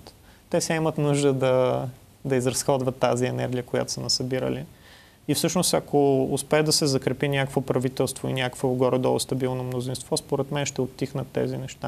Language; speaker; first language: Bulgarian; native; Bulgarian